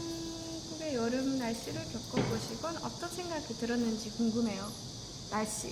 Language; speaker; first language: Korean; non-native, fluent; Estonian